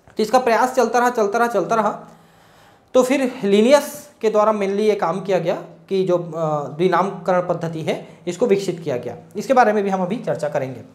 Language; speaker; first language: Hindi; native; Hindi